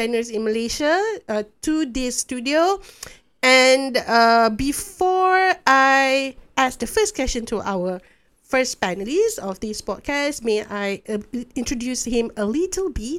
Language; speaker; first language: English; non-native, local second language; Malay